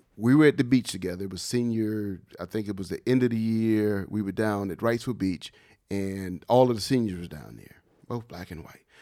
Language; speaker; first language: English; native; English